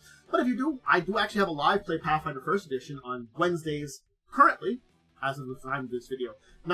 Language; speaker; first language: English; native; English